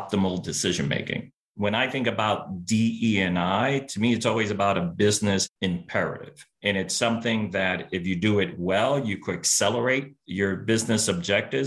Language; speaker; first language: English; early bilingual, other home language; Spanish